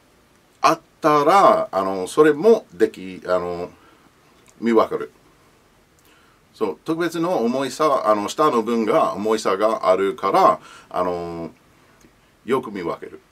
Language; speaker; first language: Japanese; non-native, learner; English